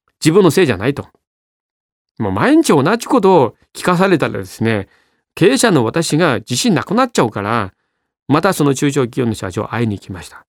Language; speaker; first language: Japanese; non-native, fluent; Chinese